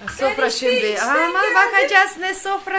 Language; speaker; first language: Turkish; non-native, learner; Russian